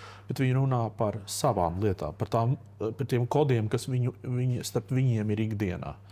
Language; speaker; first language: Latvian; native; Latvian